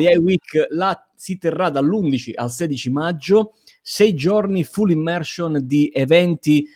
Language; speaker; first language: Italian; native; Italian